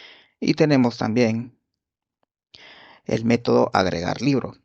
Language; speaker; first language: Spanish; native; Spanish